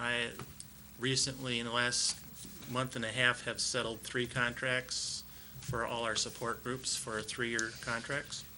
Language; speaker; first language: English; native; English